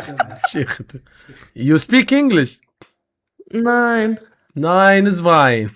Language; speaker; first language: English; non-native, learner; Arabic